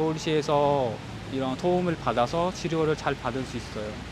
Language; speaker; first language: Korean; non-native, learner; Uzbek